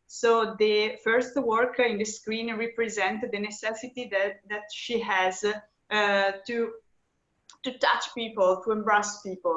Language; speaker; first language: English; non-native, fluent; Italian